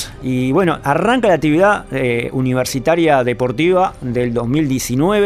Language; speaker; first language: Spanish; native; Spanish